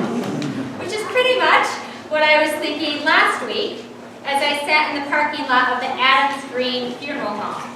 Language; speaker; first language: English; native; English